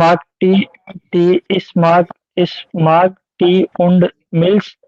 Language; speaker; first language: German; non-native, learner; Hindi